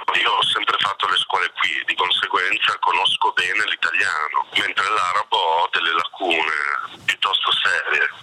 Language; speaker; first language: Italian; early bilingual, other home language; Arabic